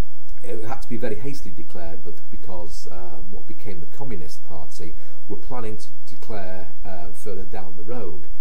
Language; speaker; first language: English; native; English